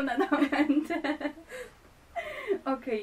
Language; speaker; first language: Spanish; non-native, fluent; Polish